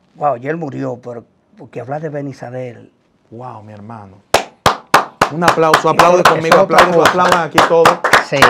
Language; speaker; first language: Spanish; native; Spanish